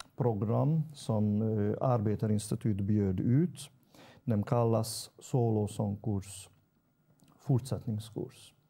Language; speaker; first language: Swedish; non-native, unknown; Hungarian